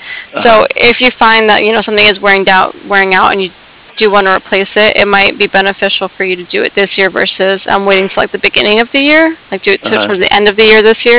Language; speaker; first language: English; native; English